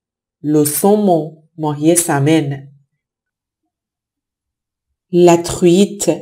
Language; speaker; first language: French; non-native, fluent; Persian